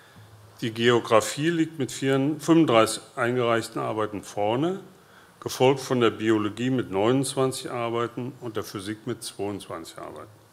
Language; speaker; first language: German; native; German